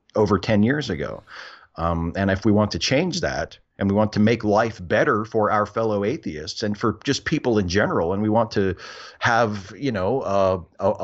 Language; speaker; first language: English; native; English